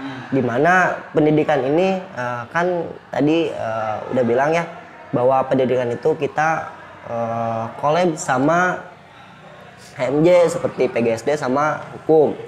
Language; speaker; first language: Indonesian; native; Indonesian